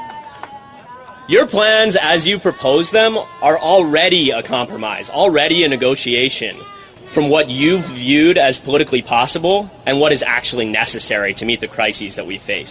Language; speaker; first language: English; native; English